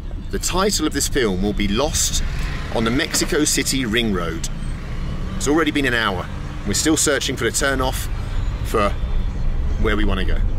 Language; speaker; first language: English; native; English